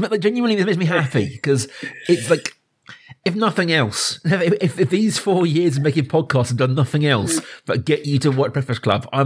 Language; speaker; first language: English; native; English